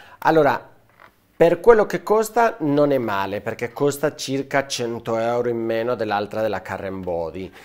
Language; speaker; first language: Italian; non-native, fluent; Spanish